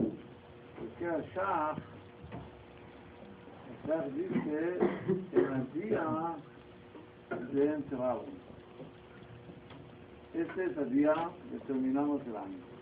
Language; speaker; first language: Spanish; non-native, learner; Hebrew